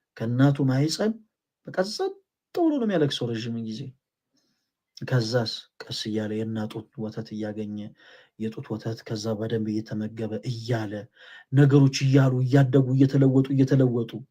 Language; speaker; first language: Amharic; native; Amharic